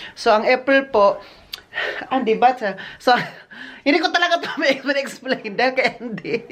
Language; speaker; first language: Filipino; non-native, local second language; Cebuano